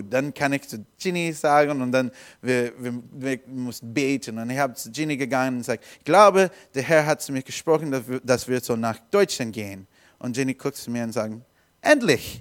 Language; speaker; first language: German; non-native, learner; English